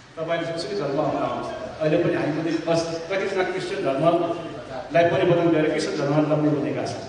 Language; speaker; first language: Nepali; non-native, local second language; Newari